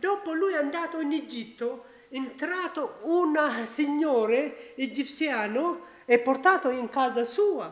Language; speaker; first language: Italian; non-native, learner; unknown